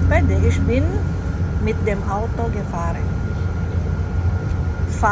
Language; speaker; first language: German; non-native, learner; Filipino